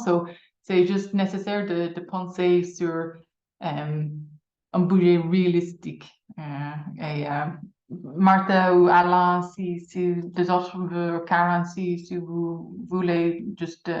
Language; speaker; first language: French; non-native, fluent; English